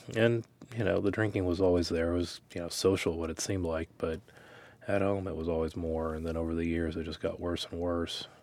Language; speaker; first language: English; native; English